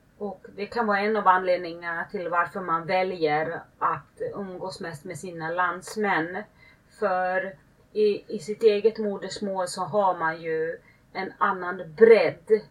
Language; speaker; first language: Swedish; early bilingual, other home language; Finnish